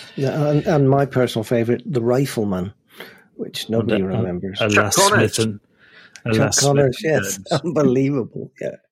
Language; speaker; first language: English; native; English